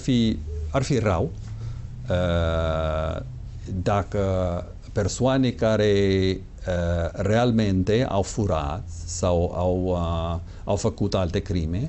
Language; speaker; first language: Romanian; non-native, fluent; English